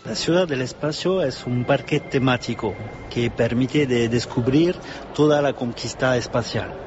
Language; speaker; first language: Catalan; non-native, learner; French